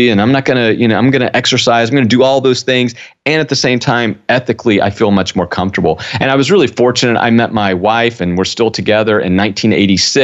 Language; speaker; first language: English; native; English